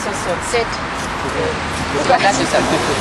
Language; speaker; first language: French; non-native, fluent; German